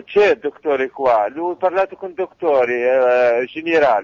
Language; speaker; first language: Italian; non-native, local second language; Arabic